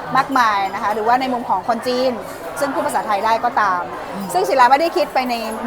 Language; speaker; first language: Thai; native; Thai